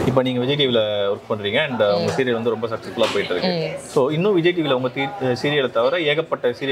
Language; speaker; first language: Tamil; native; Tamil